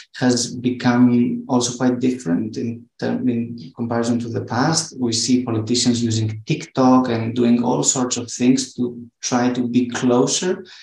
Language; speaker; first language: English; non-native, fluent; Greek